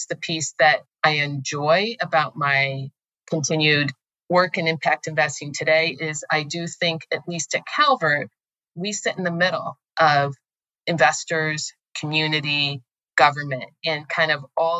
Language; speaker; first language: English; native; English